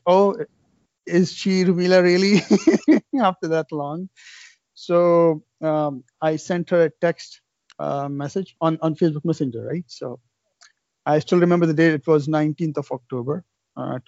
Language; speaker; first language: English; non-native, local second language; Urdu